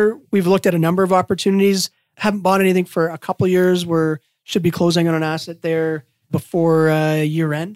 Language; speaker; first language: English; native; English